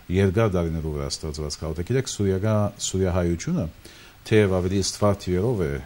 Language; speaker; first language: Armenian; early bilingual, heritage; Armenian